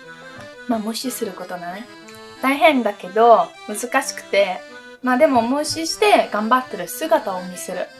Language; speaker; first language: Japanese; non-native, fluent; Italian